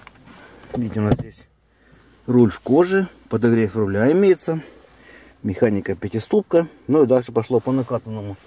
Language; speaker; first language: Russian; native; Russian